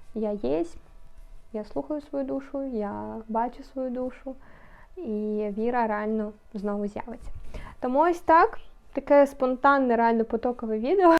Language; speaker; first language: Ukrainian; non-native, local second language; Russian